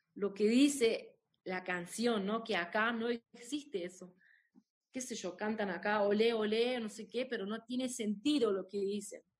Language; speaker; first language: Spanish; non-native, fluent; German